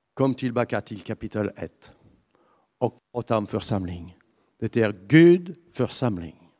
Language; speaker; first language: Swedish; non-native, fluent; French